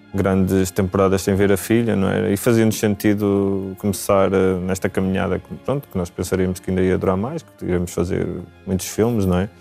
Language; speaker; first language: Portuguese; native; Portuguese